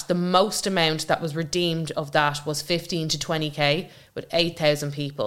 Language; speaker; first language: English; native; English